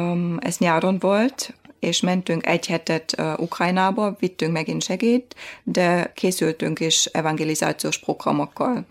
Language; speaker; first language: Hungarian; non-native, fluent; German